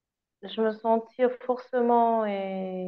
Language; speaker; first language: French; non-native, learner; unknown